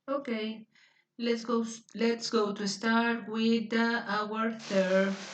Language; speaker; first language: English; non-native, fluent; Spanish